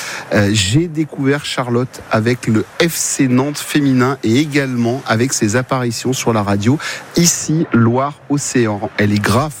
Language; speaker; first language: French; native; French